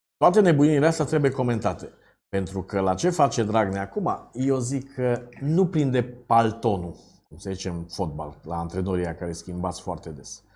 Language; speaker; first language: Romanian; native; Romanian